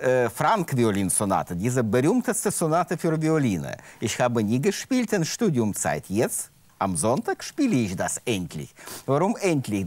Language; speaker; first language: German; non-native, learner; Russian